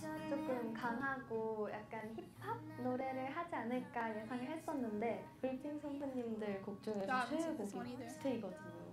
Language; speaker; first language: Korean; non-native, fluent; Japanese